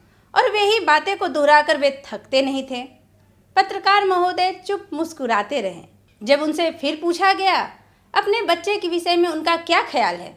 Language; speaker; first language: Hindi; native; Hindi